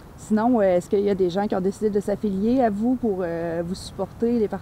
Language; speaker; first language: French; native; French